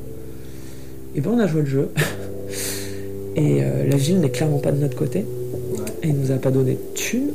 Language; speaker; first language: French; native; French